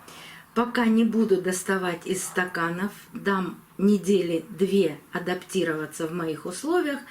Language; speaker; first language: Russian; native; Russian